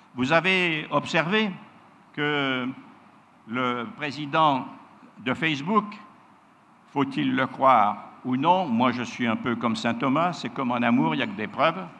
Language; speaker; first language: French; native; French